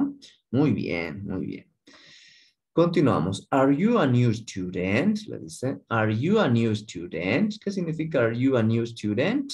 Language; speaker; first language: Spanish; native; Spanish